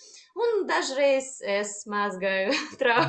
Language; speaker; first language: Latvian; non-native, learner; Russian